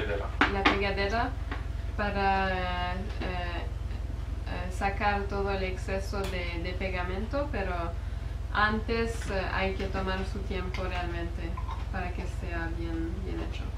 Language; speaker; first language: Spanish; non-native, fluent; French